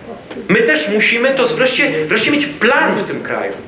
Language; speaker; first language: Polish; native; Polish